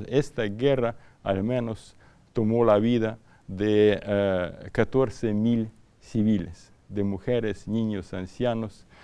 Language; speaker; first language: Spanish; non-native, fluent; Ukrainian